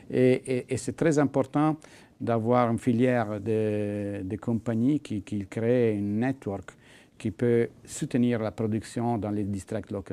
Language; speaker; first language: French; non-native, fluent; Italian